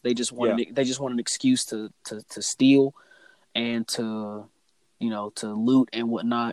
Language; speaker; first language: English; native; English